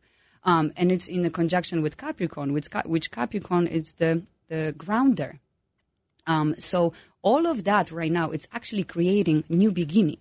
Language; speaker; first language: English; non-native, fluent; Polish